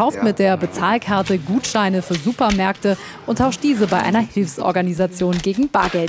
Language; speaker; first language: German; native; German